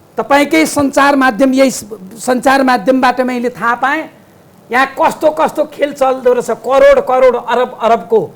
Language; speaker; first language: Nepali; native; Nepali